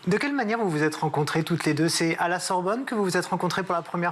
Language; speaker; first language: French; native; French